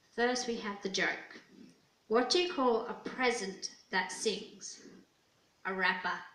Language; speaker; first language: English; native; English